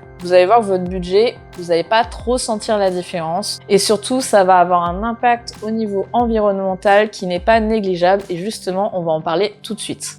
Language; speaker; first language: French; native; French